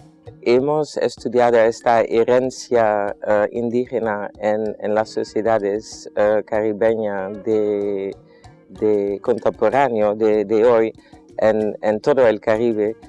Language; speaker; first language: Spanish; non-native, fluent; Dutch